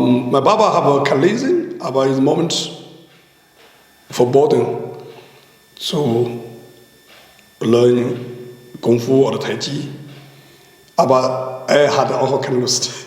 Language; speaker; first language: German; non-native, learner; Chinese